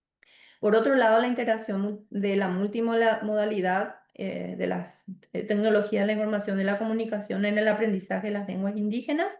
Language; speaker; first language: Spanish; native; Spanish